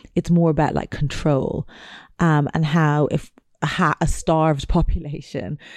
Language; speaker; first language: English; native; English